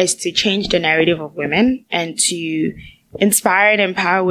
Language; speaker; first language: English; non-native, local second language; Akan